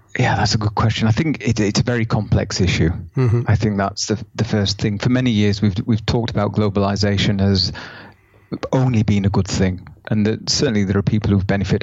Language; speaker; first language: English; native; English